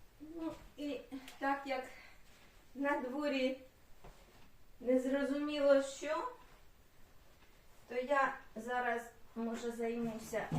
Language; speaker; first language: Ukrainian; native; Ukrainian